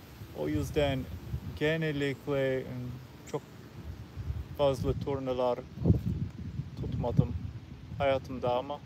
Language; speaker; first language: Turkish; non-native, learner; English